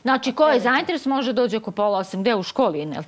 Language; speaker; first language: Croatian; native; Croatian